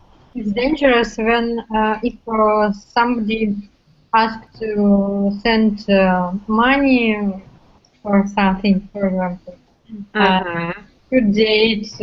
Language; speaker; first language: English; non-native, learner; Russian